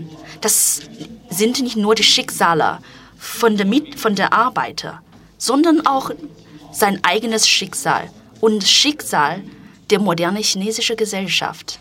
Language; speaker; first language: German; non-native, fluent; Chinese